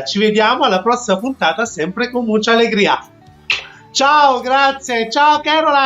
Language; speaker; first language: Italian; native; Italian